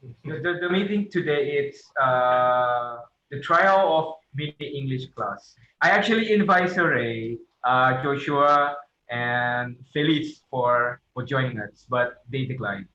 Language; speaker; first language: English; non-native, fluent; Thai